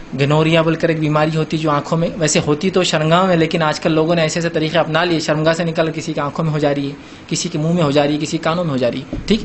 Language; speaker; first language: Urdu; native; Urdu